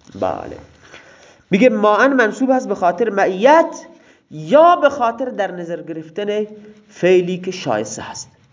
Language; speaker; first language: Persian; non-native, local second language; Baluchi